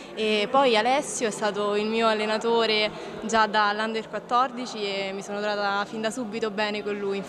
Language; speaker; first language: Italian; native; Italian